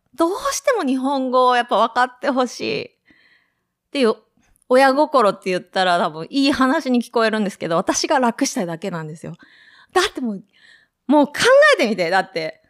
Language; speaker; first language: Japanese; native; Japanese